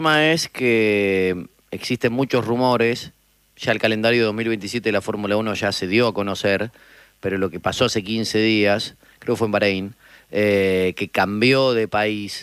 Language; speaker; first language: Spanish; native; Spanish